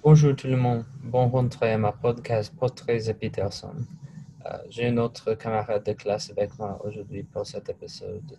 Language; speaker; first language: French; non-native, learner; English